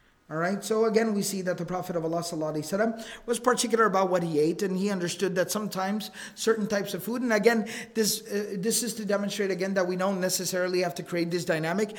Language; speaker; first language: English; native; English